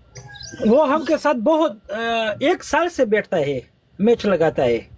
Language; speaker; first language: Hindi; non-native, learner; Pashto